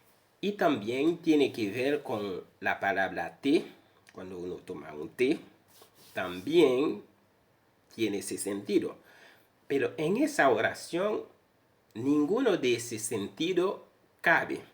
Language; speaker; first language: Spanish; non-native, fluent; Haitian Creole